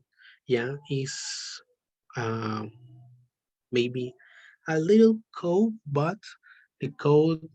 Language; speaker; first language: English; non-native, learner; Spanish